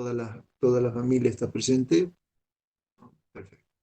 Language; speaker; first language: Spanish; native; Spanish